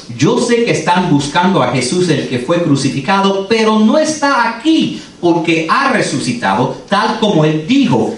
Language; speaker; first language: Spanish; early bilingual, heritage; Spanish